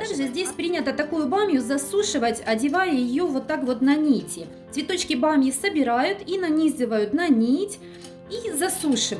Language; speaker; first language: Russian; native; Russian